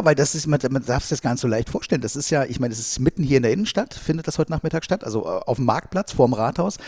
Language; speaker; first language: German; native; German